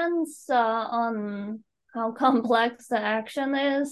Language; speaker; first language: English; non-native, fluent; Chinese